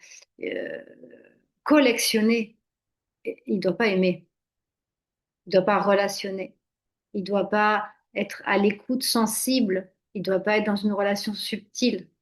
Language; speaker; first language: French; native; French